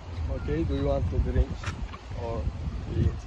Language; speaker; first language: English; non-native, learner; Turkish